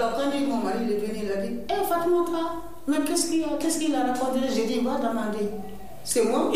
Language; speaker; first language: French; non-native, learner; Bambara